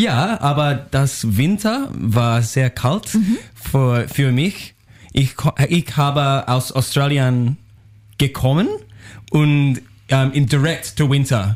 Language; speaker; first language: German; non-native, learner; English